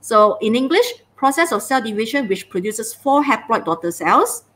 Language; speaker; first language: English; non-native, local second language; Malay